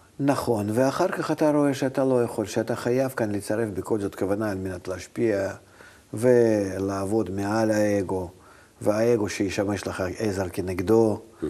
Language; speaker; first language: Hebrew; non-native, fluent; Russian